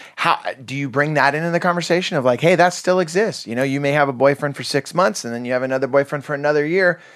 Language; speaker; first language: English; native; English